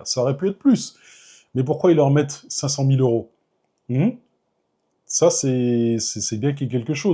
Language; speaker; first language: French; native; French